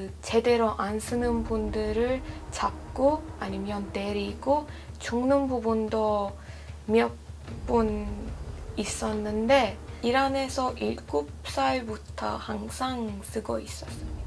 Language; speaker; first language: Korean; non-native, fluent; Persian